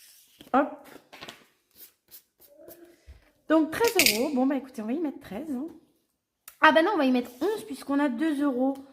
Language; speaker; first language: French; native; French